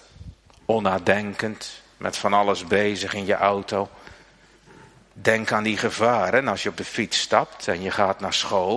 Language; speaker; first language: Dutch; native; Dutch